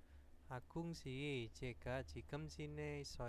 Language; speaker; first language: Korean; non-native, fluent; Indonesian